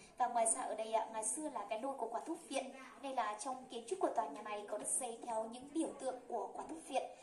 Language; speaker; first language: Vietnamese; non-native, local second language; Hmong